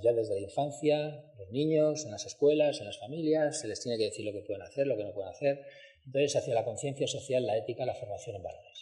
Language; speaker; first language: Spanish; native; Spanish